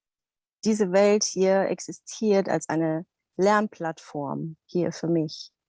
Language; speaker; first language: German; non-native, fluent; Dutch